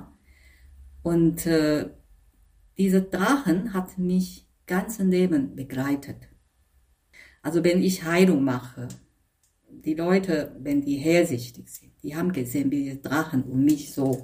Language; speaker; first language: German; non-native, fluent; Chinese